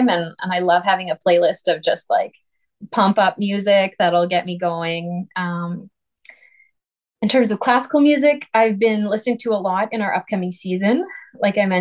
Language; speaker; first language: English; native; English